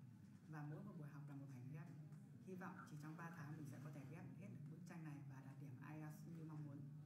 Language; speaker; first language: Vietnamese; native; Vietnamese